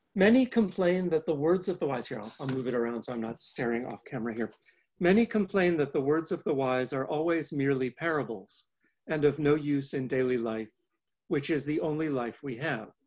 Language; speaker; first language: English; native; English